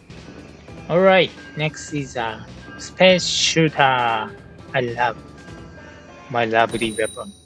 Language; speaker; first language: English; non-native, learner; Japanese